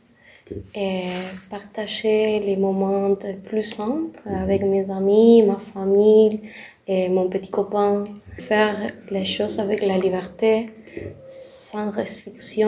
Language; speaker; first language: French; non-native, learner; Spanish